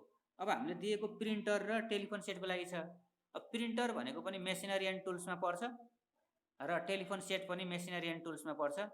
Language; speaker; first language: Nepali; native; Nepali